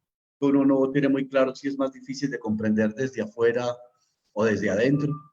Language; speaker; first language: Spanish; native; Spanish